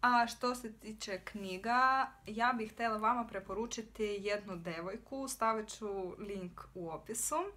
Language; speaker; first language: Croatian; non-native, fluent; Russian